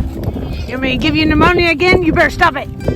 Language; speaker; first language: English; native; English